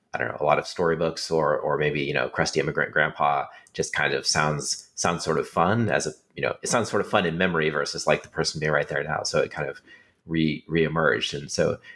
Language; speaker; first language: English; native; English